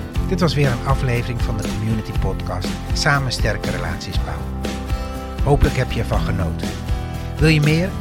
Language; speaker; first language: Dutch; native; Dutch